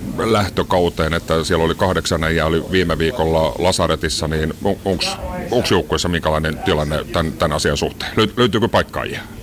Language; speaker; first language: Finnish; native; Finnish